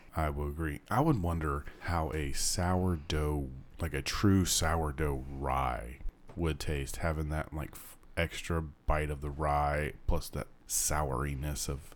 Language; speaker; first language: English; native; English